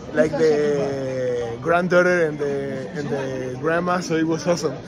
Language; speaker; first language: English; non-native, fluent; Spanish